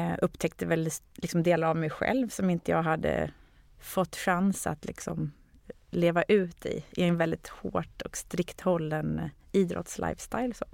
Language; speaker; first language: Swedish; native; Swedish